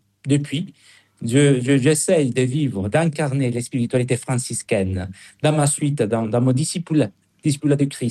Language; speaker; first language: French; non-native, fluent; Spanish